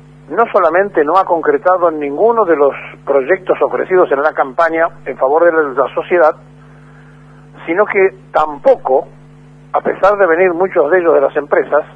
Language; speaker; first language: Spanish; native; Spanish